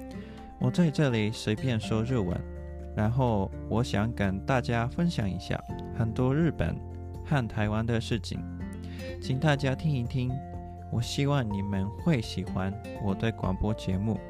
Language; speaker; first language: Chinese; early bilingual, heritage; Japanese